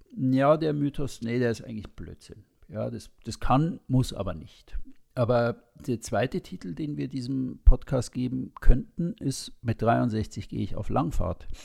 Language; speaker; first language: German; native; German